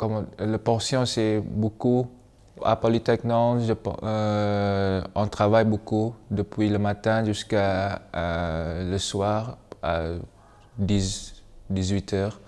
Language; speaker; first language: French; non-native, learner; Malay